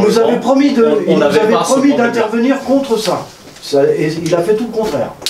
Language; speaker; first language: French; native; French